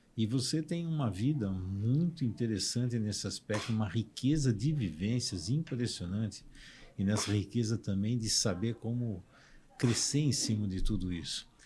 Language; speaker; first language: Portuguese; native; Portuguese